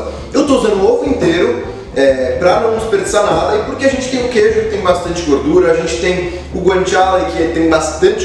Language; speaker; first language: Portuguese; native; Portuguese